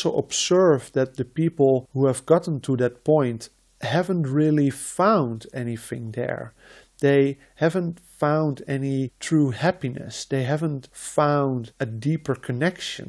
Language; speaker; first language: English; non-native, fluent; Dutch